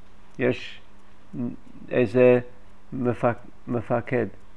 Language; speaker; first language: Hebrew; non-native, fluent; English